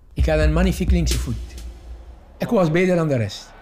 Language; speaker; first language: Dutch; non-native, learner; Morisyen